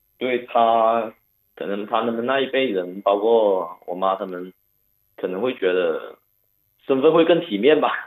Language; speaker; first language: Chinese; non-native, local second language; Cantonese